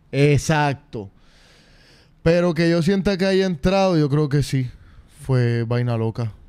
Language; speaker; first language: Spanish; native; Spanish